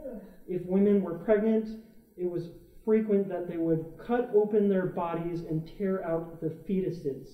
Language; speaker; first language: English; native; English